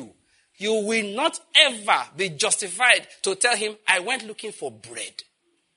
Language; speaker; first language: English; non-native, local second language; Yoruba